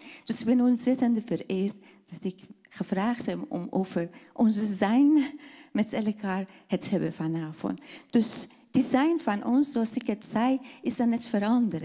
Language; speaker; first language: Dutch; non-native, fluent; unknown